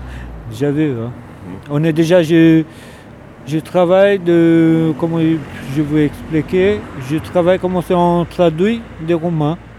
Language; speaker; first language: French; non-native, learner; Romanian